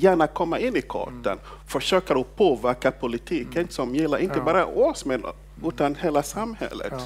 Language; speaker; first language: Swedish; non-native, fluent; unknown